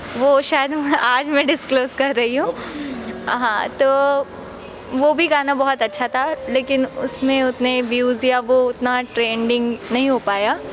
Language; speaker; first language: Hindi; native; Hindi